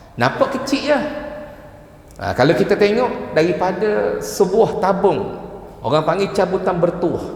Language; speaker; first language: Malay; native; Malay